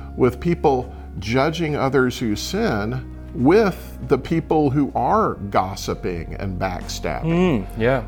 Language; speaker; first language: English; native; English